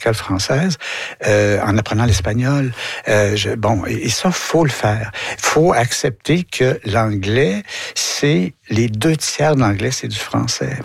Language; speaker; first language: French; native; French